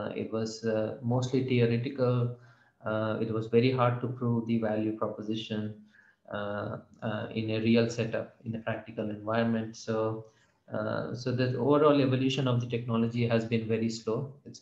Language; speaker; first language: English; non-native, local second language; Telugu